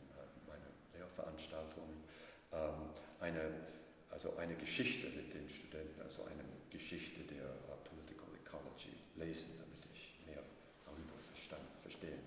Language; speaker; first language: German; non-native, fluent; English